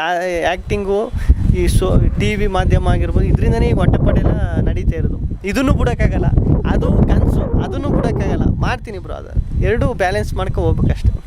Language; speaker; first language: Kannada; native; Kannada